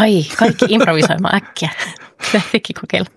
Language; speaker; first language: Finnish; native; Finnish